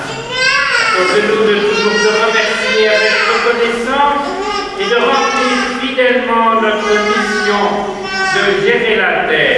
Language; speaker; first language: French; native; French